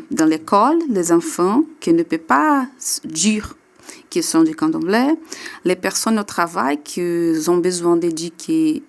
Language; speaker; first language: French; non-native, learner; Portuguese